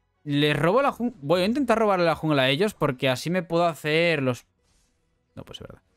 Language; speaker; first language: Spanish; native; Spanish